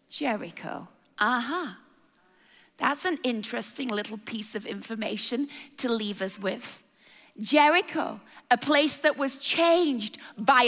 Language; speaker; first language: English; native; English